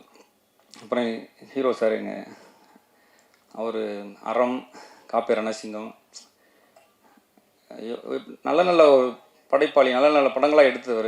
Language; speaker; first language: Tamil; native; Tamil